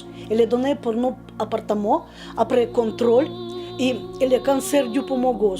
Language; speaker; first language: French; non-native, learner; Russian